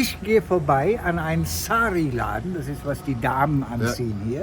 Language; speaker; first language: German; non-native, fluent; Sinhala